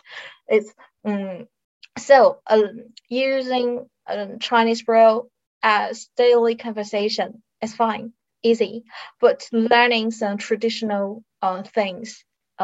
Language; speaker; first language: English; non-native, fluent; Chinese